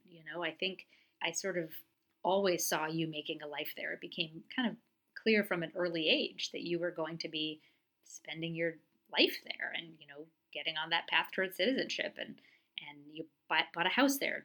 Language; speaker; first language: English; native; English